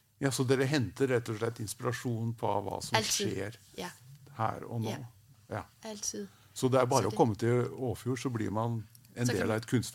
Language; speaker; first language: Norwegian; native; Norwegian